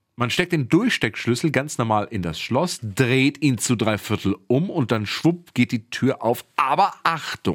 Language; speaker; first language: German; native; German